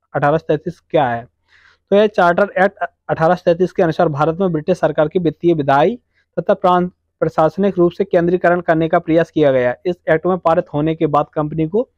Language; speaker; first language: Hindi; native; Hindi